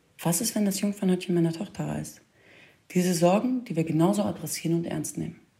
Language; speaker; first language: German; early bilingual, other home language; Kurdish